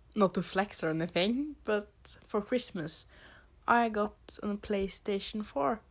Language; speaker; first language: English; non-native, fluent; Norwegian